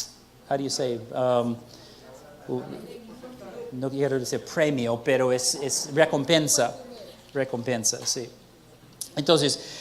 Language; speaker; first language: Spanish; non-native, fluent; English